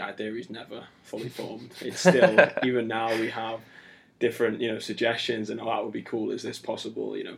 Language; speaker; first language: English; native; English